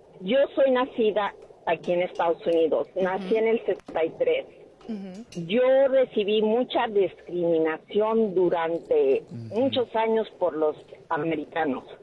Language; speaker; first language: Spanish; early bilingual, heritage; Spanish